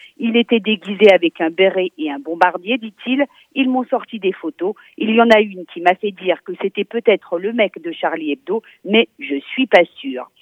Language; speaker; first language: French; native; French